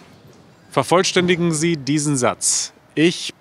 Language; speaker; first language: German; native; German